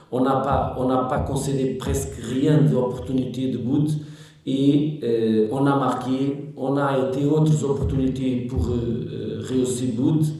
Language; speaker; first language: French; non-native, learner; Portuguese